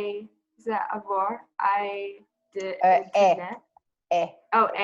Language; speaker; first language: French; non-native, learner; English